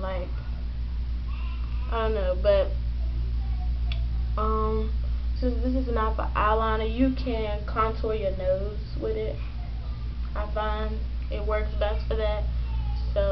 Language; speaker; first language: English; native; English